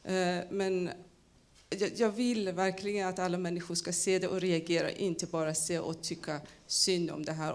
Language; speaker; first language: Swedish; non-native, fluent; Persian